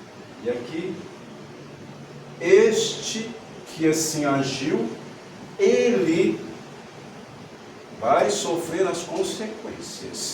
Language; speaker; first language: Portuguese; native; Portuguese